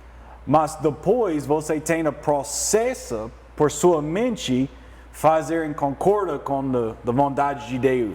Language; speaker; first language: Portuguese; non-native, learner; English